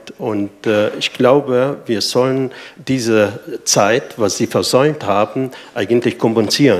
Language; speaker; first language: German; non-native, fluent; Arabic